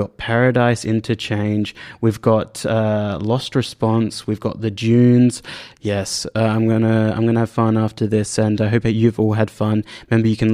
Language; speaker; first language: English; native; English